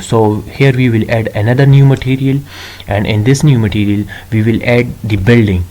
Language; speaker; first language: English; non-native, local second language; Urdu